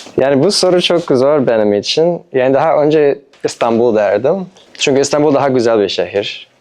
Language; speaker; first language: Turkish; non-native, fluent; English